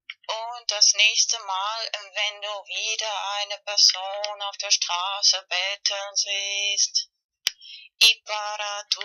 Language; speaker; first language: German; non-native, fluent; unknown